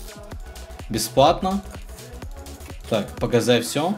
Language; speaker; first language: Russian; native; Russian